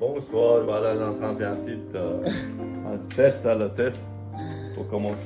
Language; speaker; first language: French; non-native, fluent; Vietnamese